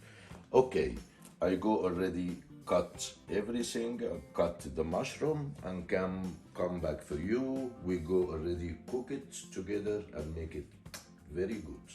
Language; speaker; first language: English; non-native, learner; Arabic